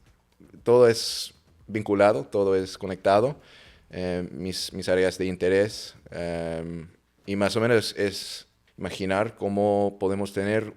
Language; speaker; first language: Spanish; non-native, fluent; English